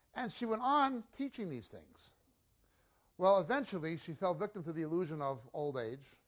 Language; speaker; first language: English; native; English